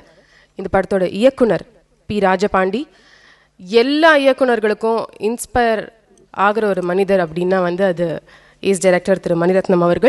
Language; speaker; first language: Tamil; native; Tamil